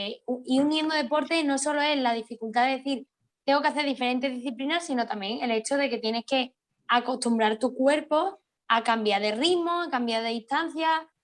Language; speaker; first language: Spanish; native; Spanish